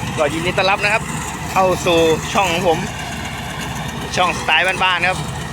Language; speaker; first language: Thai; native; Thai